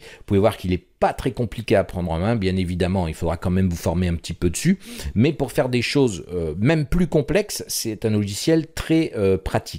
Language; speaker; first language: French; native; French